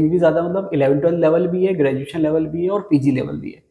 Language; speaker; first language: Hindi; native; Hindi